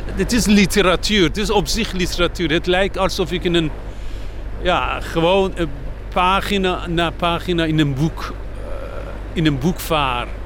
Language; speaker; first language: Dutch; non-native, fluent; Persian